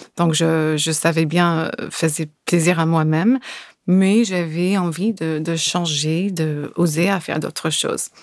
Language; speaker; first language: French; non-native, fluent; English